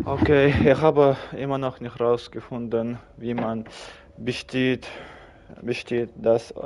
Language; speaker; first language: German; non-native, learner; Russian